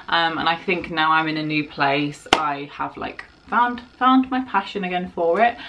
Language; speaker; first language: English; native; English